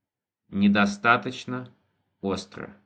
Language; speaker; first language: Russian; non-native, fluent; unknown